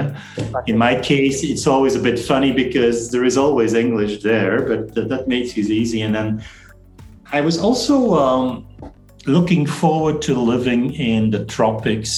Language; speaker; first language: English; non-native, fluent; Dutch